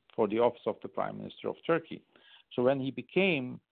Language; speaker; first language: English; non-native, fluent; Turkish